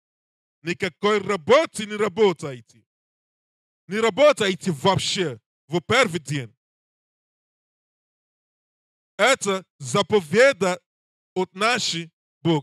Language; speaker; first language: Russian; non-native, learner; English